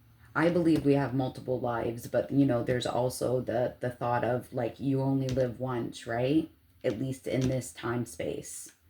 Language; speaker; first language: English; native; English